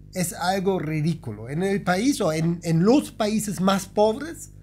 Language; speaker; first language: Spanish; non-native, fluent; German